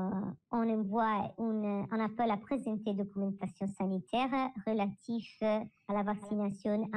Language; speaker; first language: French; non-native, learner; Italian